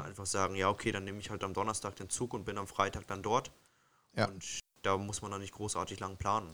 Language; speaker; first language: German; native; German